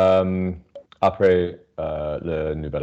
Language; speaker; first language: French; non-native, learner; English